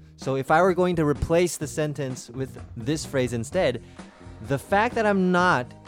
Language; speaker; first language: English; early bilingual, other home language; Chinese